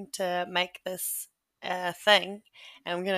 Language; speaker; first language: English; native; English